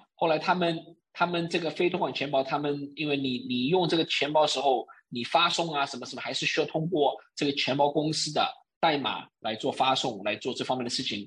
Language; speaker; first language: Chinese; early bilingual, heritage; Chinese